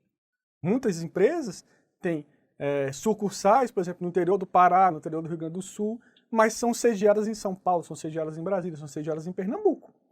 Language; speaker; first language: Portuguese; native; Portuguese